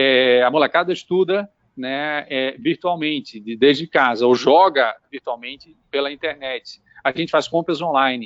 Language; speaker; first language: Portuguese; native; Portuguese